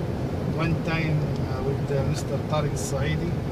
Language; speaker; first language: English; non-native, learner; Arabic